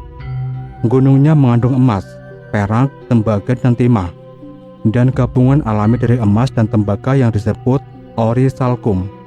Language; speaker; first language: Indonesian; native; Indonesian